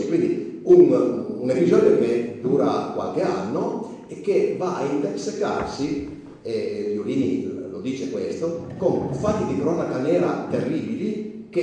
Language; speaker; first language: Italian; native; Italian